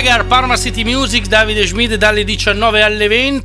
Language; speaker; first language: Italian; native; Italian